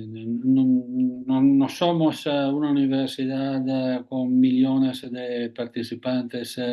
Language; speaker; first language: Spanish; non-native, fluent; Italian